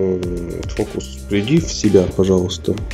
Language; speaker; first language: Russian; native; Russian